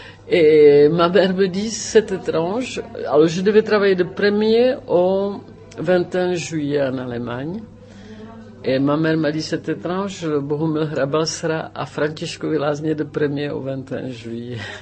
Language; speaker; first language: French; non-native, fluent; Czech